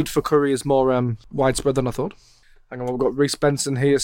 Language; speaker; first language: English; native; English